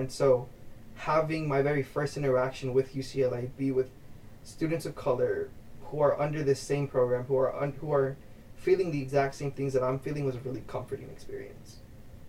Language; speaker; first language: English; early bilingual, other home language; Spanish